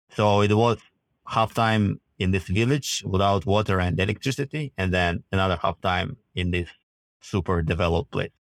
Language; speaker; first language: English; non-native, fluent; Russian